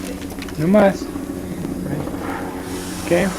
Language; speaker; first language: Spanish; non-native, learner; English